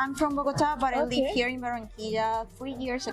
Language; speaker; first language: English; non-native, learner; Spanish